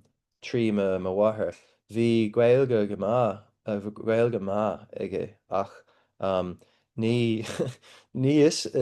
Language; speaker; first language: Irish; non-native, learner; English